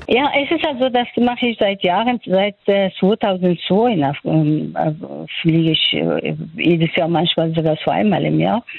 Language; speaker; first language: German; non-native, fluent; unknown